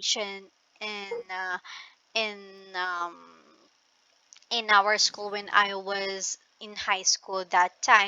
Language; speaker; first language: English; non-native, local second language; Filipino